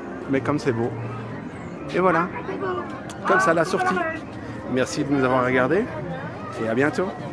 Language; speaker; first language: French; native; French